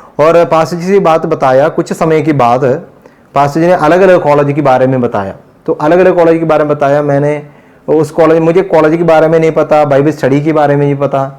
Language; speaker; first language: Hindi; non-native, local second language; Malayalam